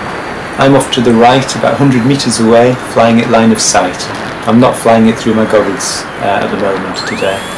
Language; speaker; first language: English; native; English